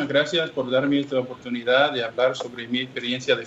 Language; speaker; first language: Spanish; non-native, fluent; English